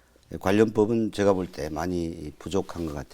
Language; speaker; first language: Korean; native; Korean